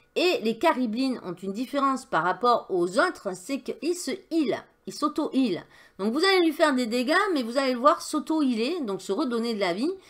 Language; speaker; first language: French; native; French